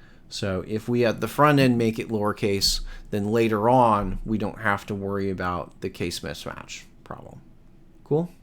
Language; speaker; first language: English; native; English